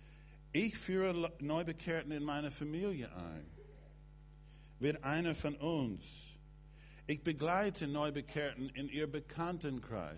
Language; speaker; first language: German; non-native, fluent; English